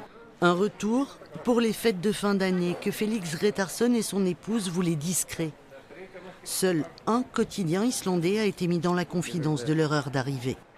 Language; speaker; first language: French; native; French